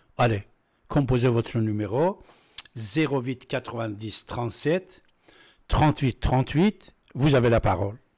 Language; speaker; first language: French; non-native, fluent; Persian